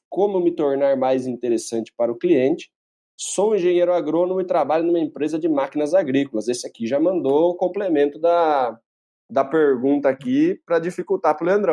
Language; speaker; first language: Portuguese; native; Portuguese